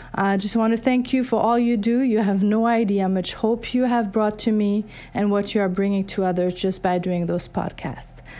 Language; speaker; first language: English; non-native, fluent; French